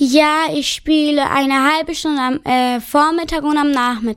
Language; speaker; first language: German; early bilingual, other home language; Turkish